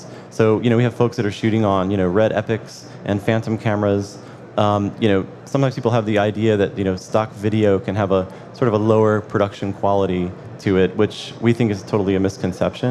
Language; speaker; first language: English; native; English